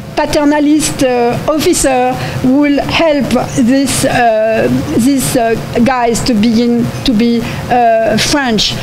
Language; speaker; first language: English; non-native, fluent; French